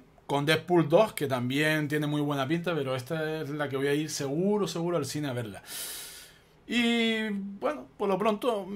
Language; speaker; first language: Spanish; native; Spanish